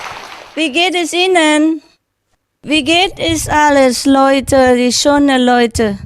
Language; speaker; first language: German; non-native, learner; Vietnamese